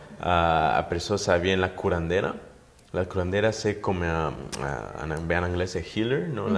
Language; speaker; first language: French; non-native, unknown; Spanish